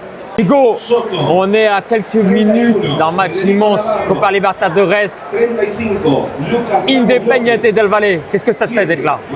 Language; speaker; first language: French; native; French